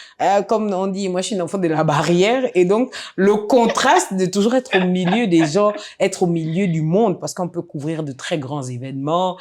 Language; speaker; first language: French; native; French